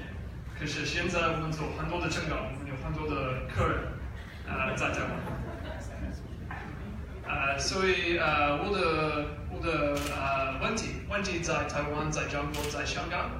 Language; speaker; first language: Chinese; non-native, learner; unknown